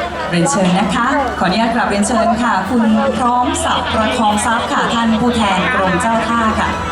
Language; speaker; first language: Thai; native; Thai